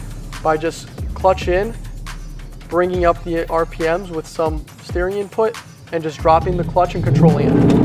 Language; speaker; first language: English; native; English